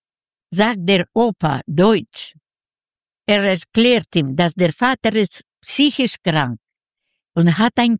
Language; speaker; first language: German; non-native, learner; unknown